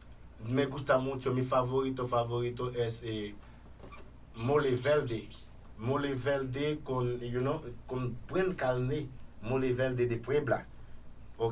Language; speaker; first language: Spanish; non-native, fluent; Haitian Creole